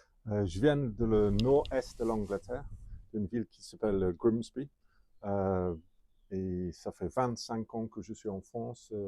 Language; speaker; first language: French; non-native, fluent; English